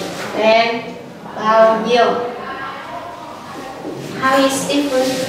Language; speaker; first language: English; non-native, learner; Vietnamese